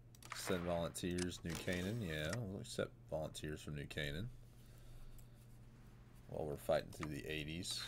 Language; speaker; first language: English; native; English